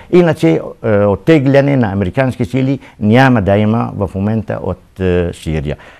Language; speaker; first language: Bulgarian; non-native, fluent; Arabic